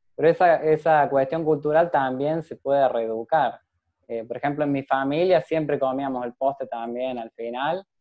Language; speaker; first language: Spanish; native; Spanish